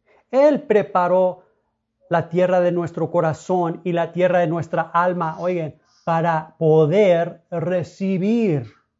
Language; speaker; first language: Spanish; non-native, fluent; English